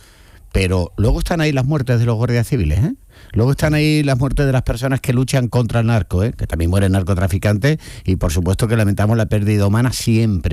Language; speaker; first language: Spanish; native; Spanish